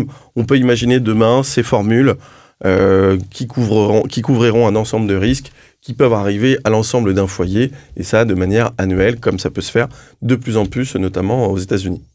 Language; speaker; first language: French; native; French